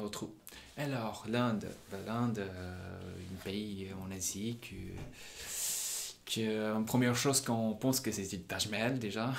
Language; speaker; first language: French; non-native, fluent; Punjabi